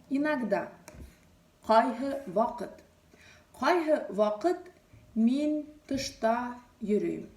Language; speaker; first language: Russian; non-native, local second language; Bashkir